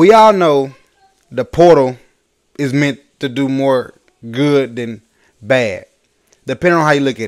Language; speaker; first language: English; native; English